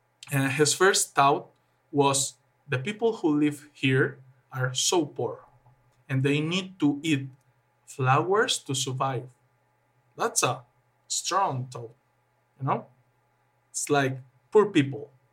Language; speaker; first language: English; non-native, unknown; Spanish